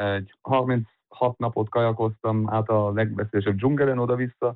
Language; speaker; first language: Hungarian; early bilingual, heritage; Hungarian